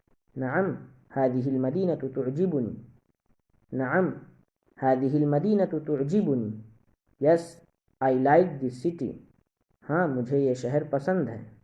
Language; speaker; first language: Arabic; non-native, fluent; Urdu